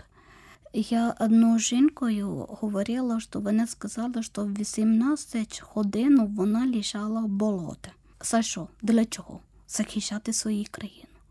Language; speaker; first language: Ukrainian; non-native, learner; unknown